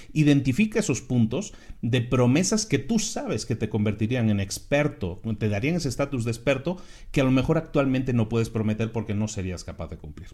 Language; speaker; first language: Spanish; native; Spanish